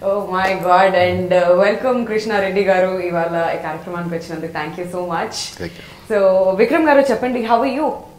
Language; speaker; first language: Telugu; native; Telugu